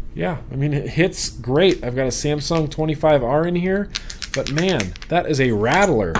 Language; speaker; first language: English; native; English